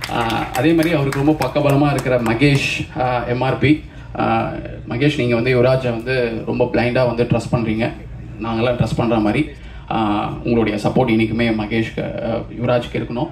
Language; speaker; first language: Tamil; native; Tamil